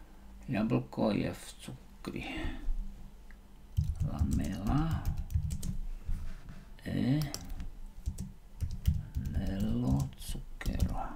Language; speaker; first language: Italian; non-native, learner; Slovak